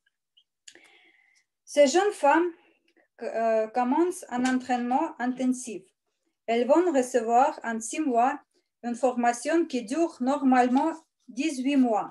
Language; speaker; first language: French; non-native, learner; Russian